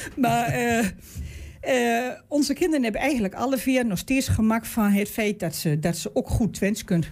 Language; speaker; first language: Dutch; native; Dutch